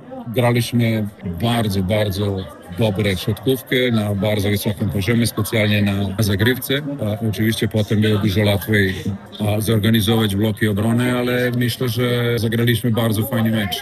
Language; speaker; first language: Polish; non-native, fluent; Serbian